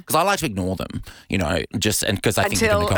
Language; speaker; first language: English; native; English